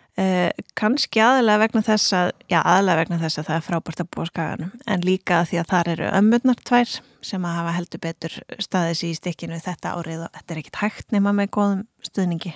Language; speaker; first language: Icelandic; native; Icelandic